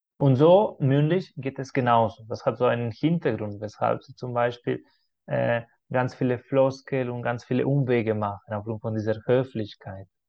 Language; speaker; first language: German; non-native, fluent; Spanish